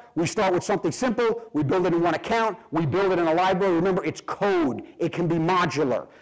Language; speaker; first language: English; native; English